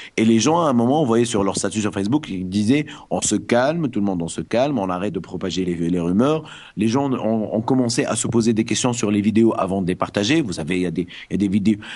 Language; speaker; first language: French; non-native, local second language; Arabic